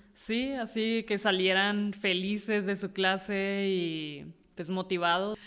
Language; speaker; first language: Spanish; native; Spanish